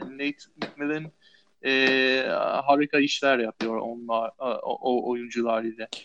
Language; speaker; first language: Turkish; non-native, fluent; English